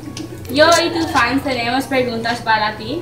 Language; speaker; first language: Spanish; non-native, learner; English